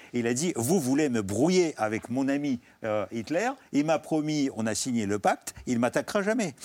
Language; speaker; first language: French; non-native, fluent; Russian